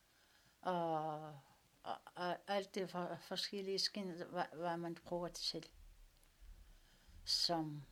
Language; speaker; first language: Danish; non-native, local second language; Kalaallisut